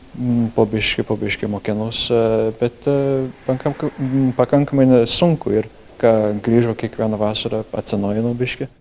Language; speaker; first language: Lithuanian; early bilingual, heritage; Lithuanian